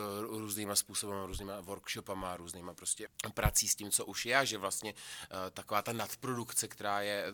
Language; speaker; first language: Czech; native; Czech